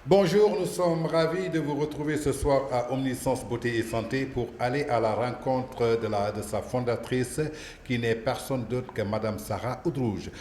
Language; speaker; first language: French; non-native, local second language; Wolof